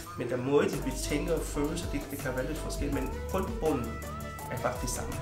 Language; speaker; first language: Danish; early bilingual, other home language; Vietnamese